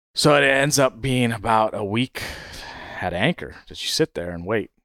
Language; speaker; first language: English; native; English